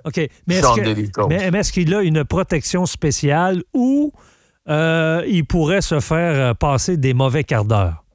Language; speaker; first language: French; native; French